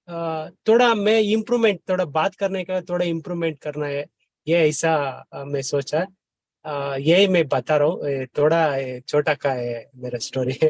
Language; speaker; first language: Hindi; non-native, learner; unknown